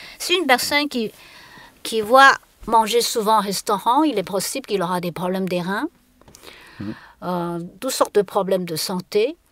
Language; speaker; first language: French; non-native, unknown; Chinese